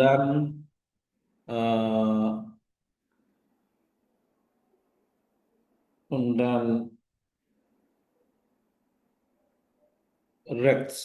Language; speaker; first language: German; non-native, learner; Indonesian